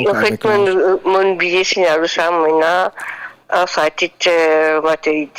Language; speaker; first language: French; non-native, local second language; Morisyen